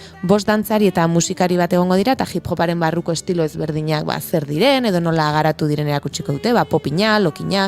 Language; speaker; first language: Basque; native; Basque